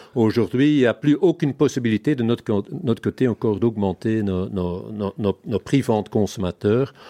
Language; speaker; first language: French; non-native, fluent; Dutch